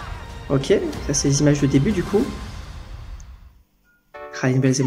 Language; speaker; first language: French; native; French